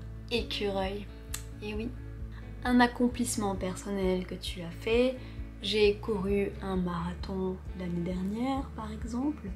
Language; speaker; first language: French; native; French